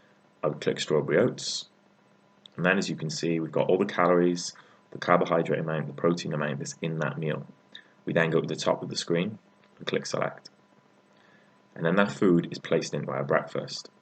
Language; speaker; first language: English; native; English